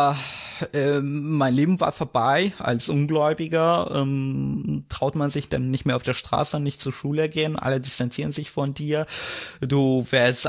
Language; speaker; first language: German; non-native, fluent; Arabic